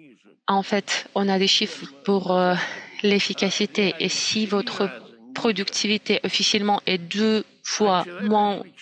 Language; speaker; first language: French; non-native, fluent; Russian